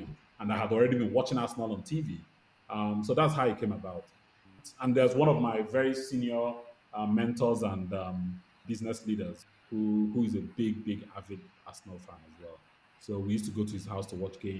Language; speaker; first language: English; non-native, local second language; Igbo